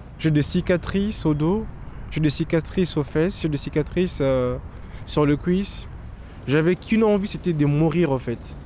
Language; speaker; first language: French; non-native, local second language; Lingala